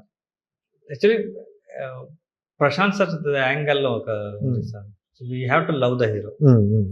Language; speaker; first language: Telugu; non-native, local second language; Kannada